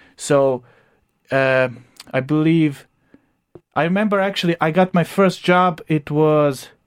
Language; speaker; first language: English; non-native, fluent; Croatian